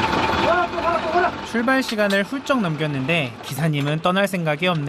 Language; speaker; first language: Korean; native; Korean